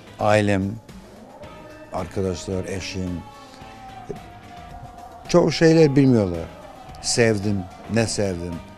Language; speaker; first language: Turkish; non-native, fluent; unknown